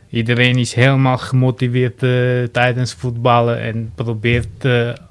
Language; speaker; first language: Dutch; non-native, fluent; Armenian